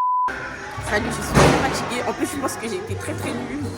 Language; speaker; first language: French; native; French